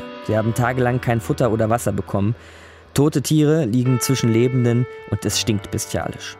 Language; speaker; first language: German; native; German